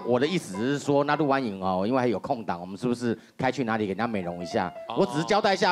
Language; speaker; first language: Chinese; native; Chinese